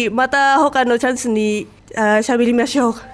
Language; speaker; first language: Japanese; non-native, fluent; Indonesian